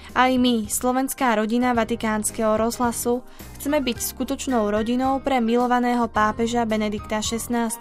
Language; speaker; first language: Slovak; native; Slovak